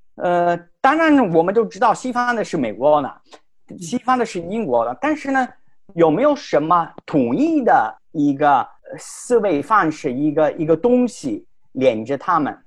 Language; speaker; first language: Chinese; non-native, fluent; Italian